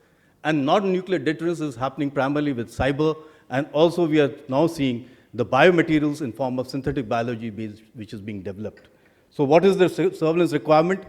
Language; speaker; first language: English; non-native, local second language; Hindi